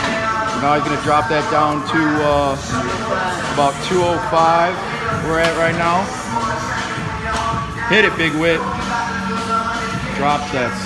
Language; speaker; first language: English; native; English